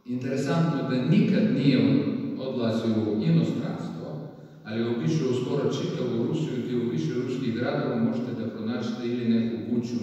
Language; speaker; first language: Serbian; non-native, fluent; Russian